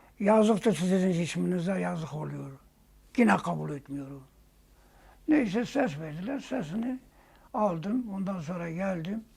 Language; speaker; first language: Turkish; non-native, local second language; Zaza